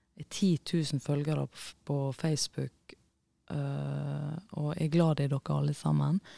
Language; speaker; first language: Norwegian; native; Norwegian